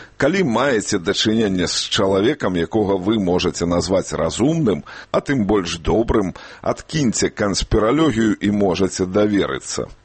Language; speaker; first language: Belarusian; native; Belarusian